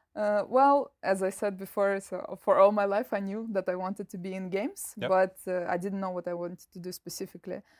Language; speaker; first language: English; non-native, fluent; Russian